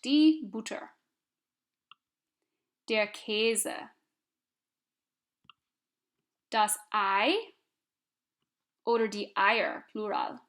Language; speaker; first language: German; non-native, fluent; English